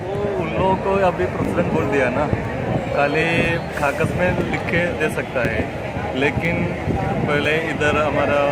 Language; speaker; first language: Hindi; non-native, local second language; Malayalam